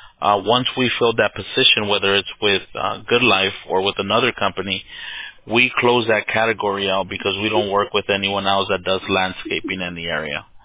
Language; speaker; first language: English; early bilingual, other home language; Spanish